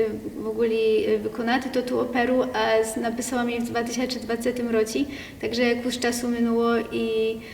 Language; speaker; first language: Polish; non-native, local second language; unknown